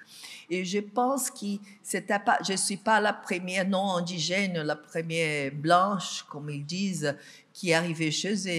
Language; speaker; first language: French; non-native, fluent; Portuguese